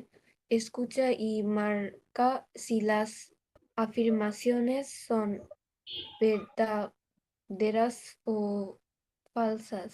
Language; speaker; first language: Spanish; non-native, learner; Bangla